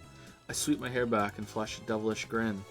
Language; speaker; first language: English; native; English